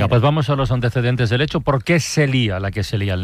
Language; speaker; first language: Spanish; native; Spanish